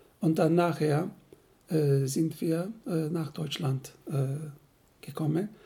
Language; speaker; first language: German; non-native, fluent; Turkish